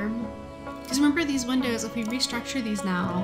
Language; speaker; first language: English; native; English